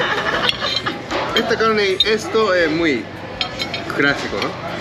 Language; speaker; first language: Spanish; non-native, fluent; Japanese